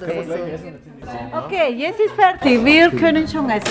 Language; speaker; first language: German; non-native, learner; Spanish